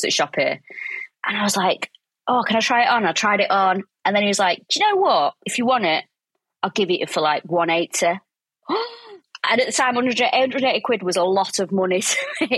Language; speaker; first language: English; native; English